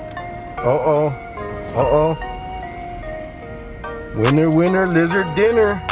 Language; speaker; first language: English; native; English